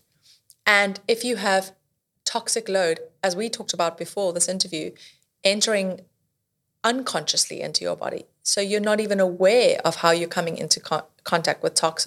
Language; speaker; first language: English; native; English